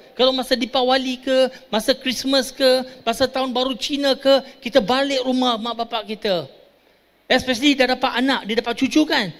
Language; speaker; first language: Malay; non-native, local second language; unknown